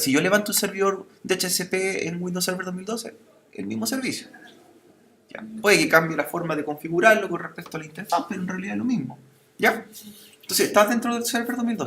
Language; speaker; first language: Spanish; native; Spanish